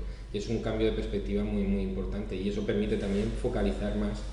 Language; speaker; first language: Spanish; native; Spanish